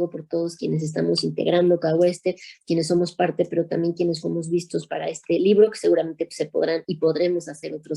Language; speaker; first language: Spanish; native; Spanish